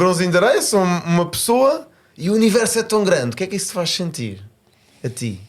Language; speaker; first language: Portuguese; native; Portuguese